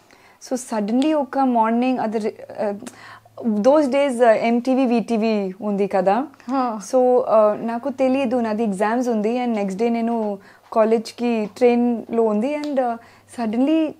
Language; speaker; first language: Telugu; non-native, learner; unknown